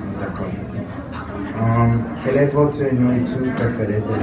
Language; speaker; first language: French; non-native, learner; Spanish